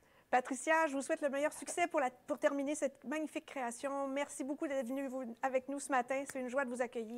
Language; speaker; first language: French; native; French